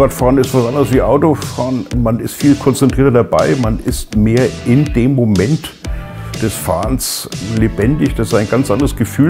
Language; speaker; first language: German; native; German